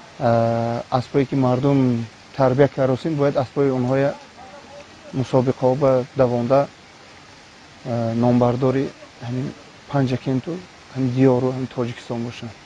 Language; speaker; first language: Tajik; native; Tajik